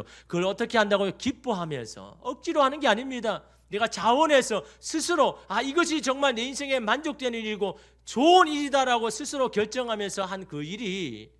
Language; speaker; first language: Korean; native; Korean